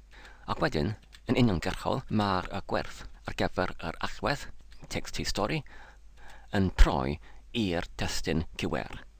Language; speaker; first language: Welsh; non-native, learner; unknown